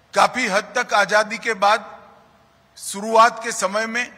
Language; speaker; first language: Hindi; non-native, local second language; Gujarati